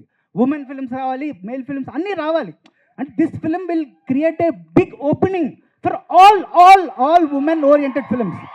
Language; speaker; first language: Telugu; native; Telugu